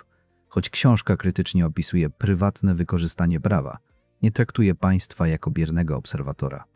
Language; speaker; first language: Polish; native; Polish